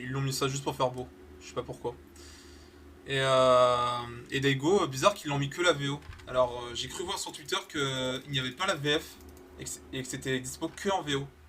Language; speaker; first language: French; native; French